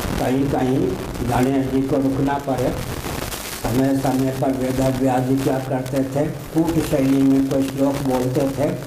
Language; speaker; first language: Hindi; non-native, local second language; Maithili